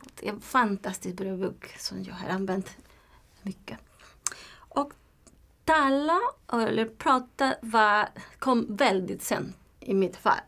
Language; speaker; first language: Swedish; non-native, fluent; Spanish